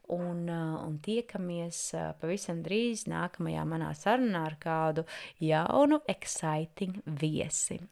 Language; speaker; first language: Latvian; native; Latvian